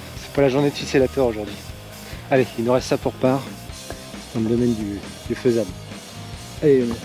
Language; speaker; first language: French; native; French